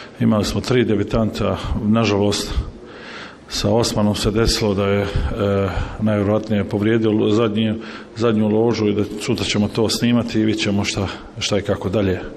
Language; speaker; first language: Bosnian; native; Bosnian